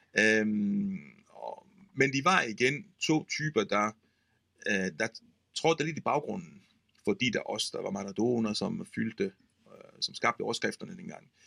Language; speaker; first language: Danish; non-native, fluent; Italian